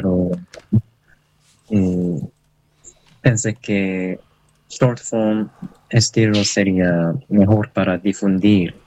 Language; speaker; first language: Spanish; non-native, learner; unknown